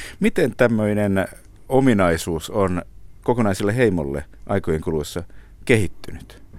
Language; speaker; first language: Finnish; native; Finnish